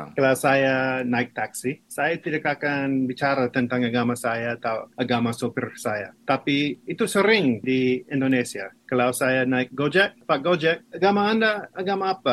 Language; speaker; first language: Indonesian; non-native, fluent; English